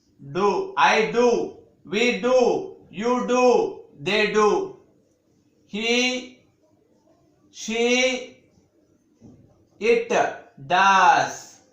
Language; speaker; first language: English; non-native, local second language; Telugu